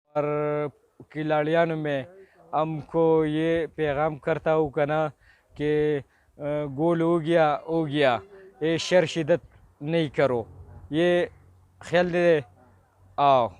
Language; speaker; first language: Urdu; non-native, local second language; Pashto